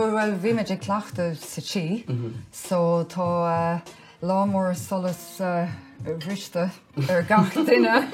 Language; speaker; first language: Irish; non-native, local second language; English